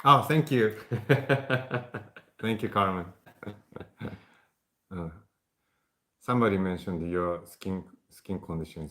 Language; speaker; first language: English; non-native, fluent; Japanese